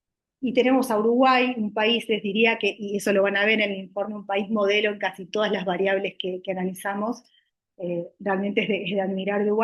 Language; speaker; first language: Spanish; native; Spanish